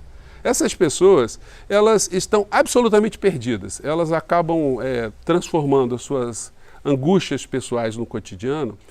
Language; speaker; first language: Portuguese; native; Portuguese